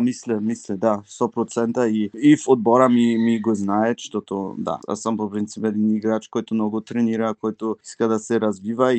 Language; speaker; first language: Bulgarian; early bilingual, heritage; Bulgarian